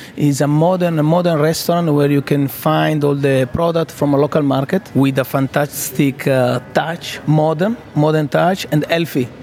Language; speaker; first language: English; non-native, fluent; Italian